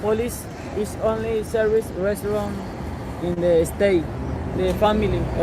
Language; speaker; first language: English; non-native, learner; Spanish